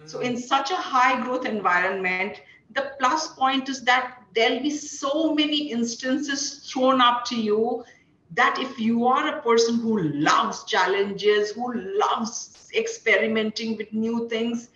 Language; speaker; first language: English; non-native, local second language; Hindi